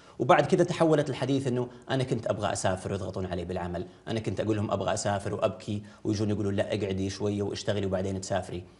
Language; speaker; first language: Arabic; native; Arabic